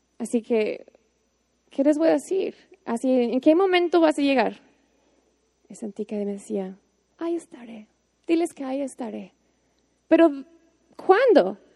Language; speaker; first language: Spanish; non-native, fluent; English